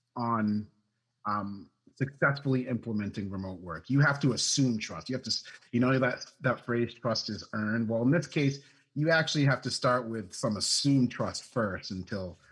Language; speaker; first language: English; native; English